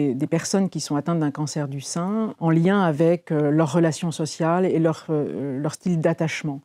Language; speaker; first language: French; native; French